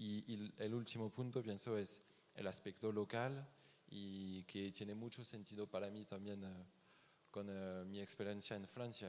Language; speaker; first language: Spanish; non-native, fluent; French